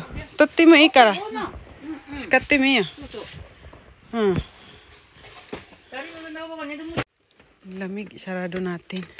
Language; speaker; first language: Japanese; non-native, fluent; Filipino